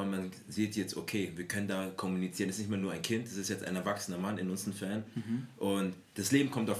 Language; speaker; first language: German; native; German